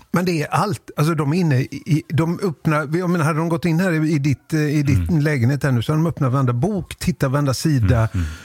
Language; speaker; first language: Swedish; native; Swedish